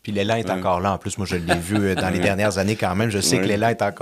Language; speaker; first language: French; native; French